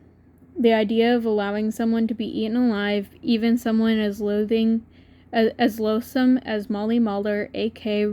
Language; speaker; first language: English; native; English